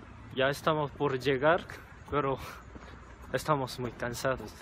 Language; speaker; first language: Spanish; non-native, fluent; Korean